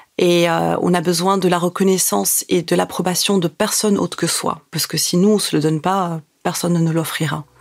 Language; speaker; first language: French; non-native, local second language; Arabic